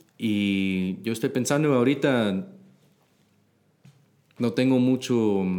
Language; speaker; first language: Spanish; non-native, learner; English